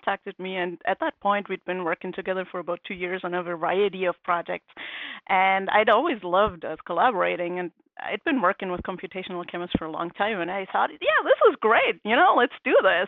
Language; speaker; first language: English; non-native, fluent; German